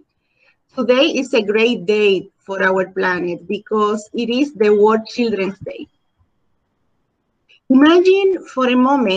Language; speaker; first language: English; non-native, learner; Spanish